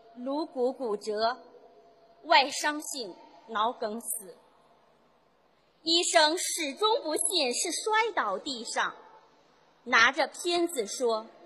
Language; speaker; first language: Chinese; native; Chinese